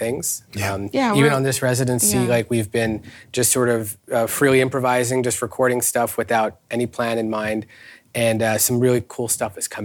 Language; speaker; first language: English; native; English